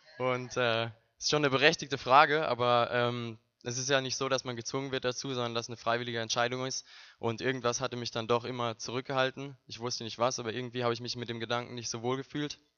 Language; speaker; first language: German; native; German